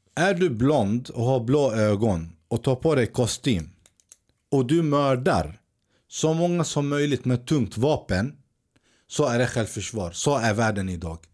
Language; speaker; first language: Swedish; early bilingual, other home language; Arabic